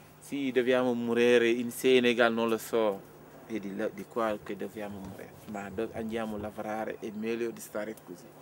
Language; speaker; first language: Italian; non-native, learner; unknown